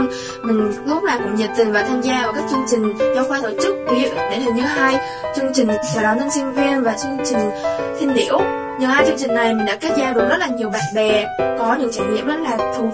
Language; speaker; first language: Vietnamese; native; Vietnamese